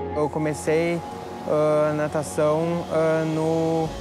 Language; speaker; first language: Portuguese; native; Portuguese